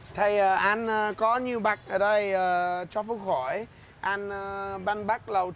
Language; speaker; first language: Vietnamese; non-native, learner; English